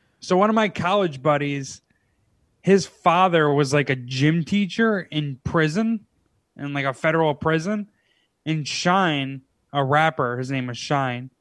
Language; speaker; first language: English; native; English